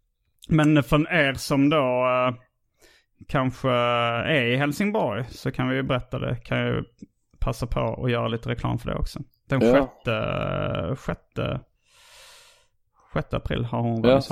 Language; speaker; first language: Swedish; native; Swedish